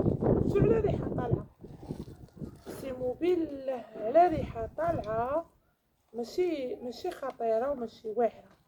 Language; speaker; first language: Arabic; native; Arabic